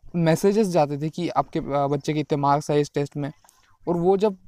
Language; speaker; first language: Hindi; non-native, local second language; Marathi